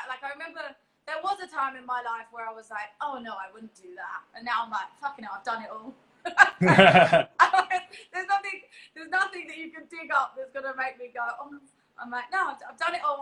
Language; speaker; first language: English; native; English